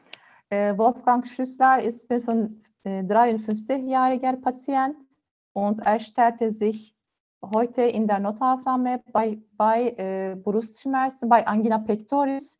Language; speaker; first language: German; non-native, learner; Turkish